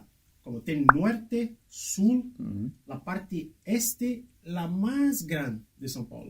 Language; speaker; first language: Spanish; non-native, fluent; Portuguese